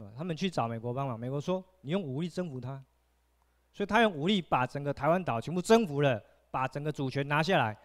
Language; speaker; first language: Chinese; native; Chinese